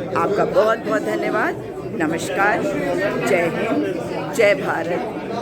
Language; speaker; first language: Hindi; native; Hindi